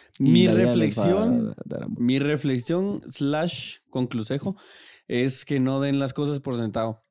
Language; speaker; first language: Spanish; native; Spanish